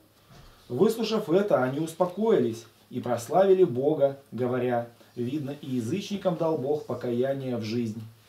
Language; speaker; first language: Russian; native; Russian